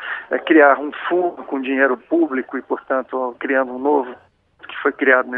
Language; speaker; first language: Portuguese; native; Portuguese